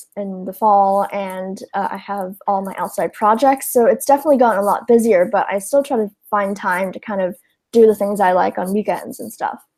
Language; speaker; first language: English; early bilingual, other home language; Cantonese